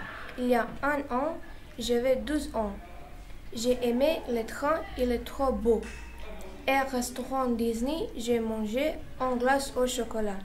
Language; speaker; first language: French; non-native, learner; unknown